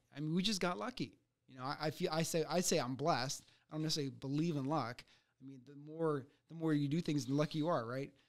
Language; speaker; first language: English; early bilingual, other home language; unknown